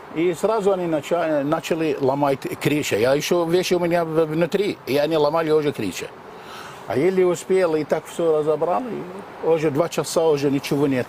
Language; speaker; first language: Russian; non-native, learner; Arabic